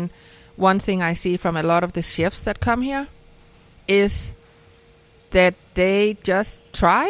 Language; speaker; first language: English; non-native, fluent; Danish